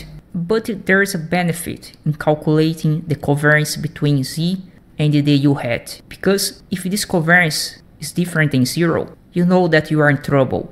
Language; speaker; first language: English; non-native, fluent; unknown